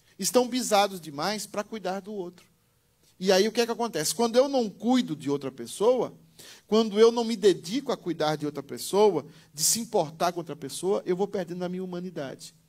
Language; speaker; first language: Portuguese; native; Portuguese